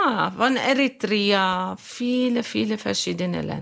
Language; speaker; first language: German; non-native, learner; Arabic